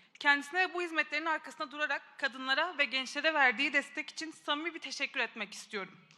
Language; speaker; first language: Turkish; native; Turkish